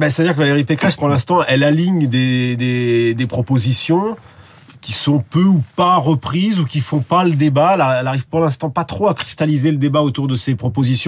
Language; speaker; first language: French; native; French